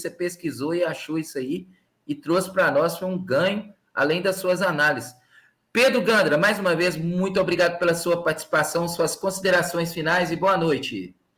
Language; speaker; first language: Portuguese; native; Portuguese